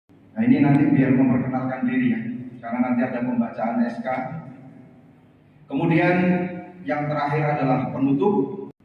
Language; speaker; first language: Indonesian; native; Indonesian